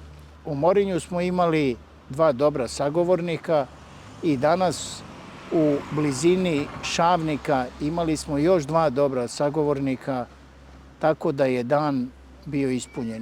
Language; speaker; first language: Bosnian; native; Bosnian